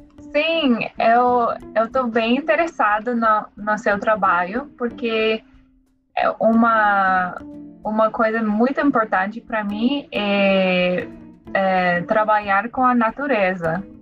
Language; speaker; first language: Portuguese; non-native, learner; English